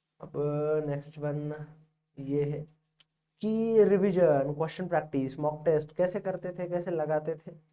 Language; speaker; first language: Hindi; native; Hindi